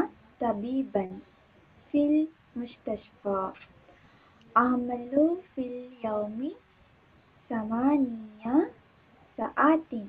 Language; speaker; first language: Arabic; non-native, learner; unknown